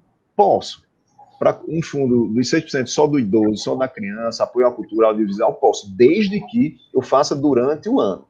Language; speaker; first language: Portuguese; native; Portuguese